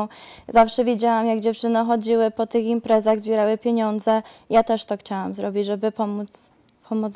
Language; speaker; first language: Polish; early bilingual, heritage; Polish